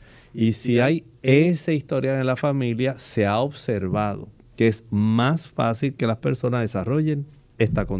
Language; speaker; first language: Spanish; native; Spanish